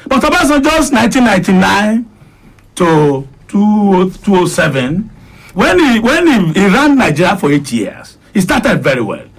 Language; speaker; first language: English; non-native, local second language; Yoruba